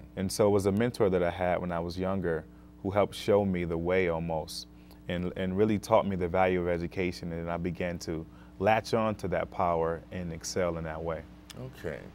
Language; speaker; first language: English; native; English